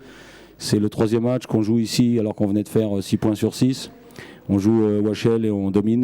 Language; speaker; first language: French; native; French